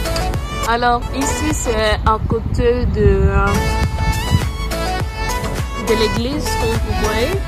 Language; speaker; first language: French; non-native, local second language; Lingala